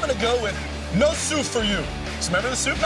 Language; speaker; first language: English; native; English